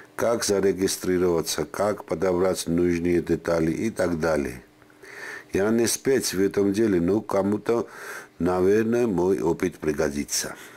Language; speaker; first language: Russian; non-native, fluent; Georgian